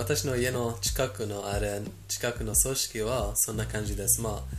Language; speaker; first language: Japanese; non-native, fluent; Persian